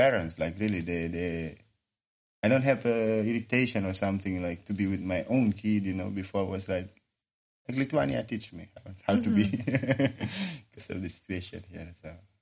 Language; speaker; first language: English; non-native, learner; Indonesian